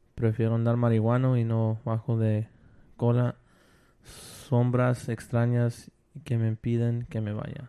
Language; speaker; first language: Spanish; early bilingual, other home language; English